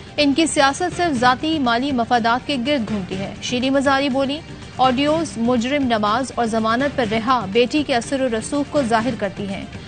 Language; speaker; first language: Urdu; native; Urdu